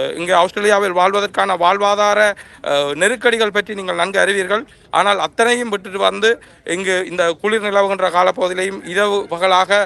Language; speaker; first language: Tamil; native; Tamil